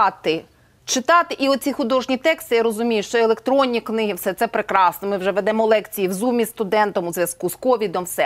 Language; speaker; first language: Ukrainian; native; Ukrainian